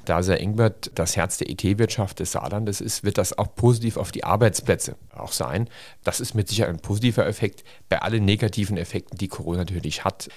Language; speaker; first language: German; native; German